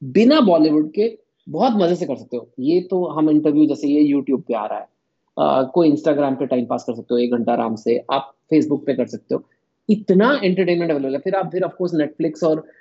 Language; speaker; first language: Hindi; native; Hindi